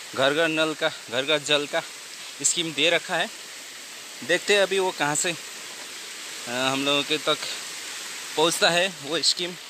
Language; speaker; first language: Hindi; non-native, local second language; Nepali